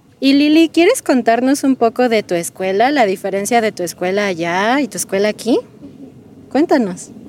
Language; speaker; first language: Spanish; native; Spanish